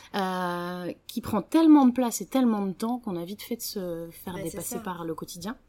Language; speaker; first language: French; native; French